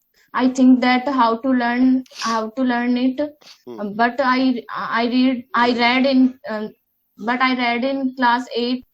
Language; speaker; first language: English; non-native, learner; Hindi